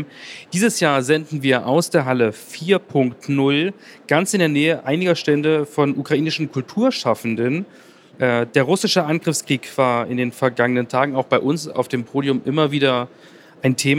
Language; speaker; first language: German; native; German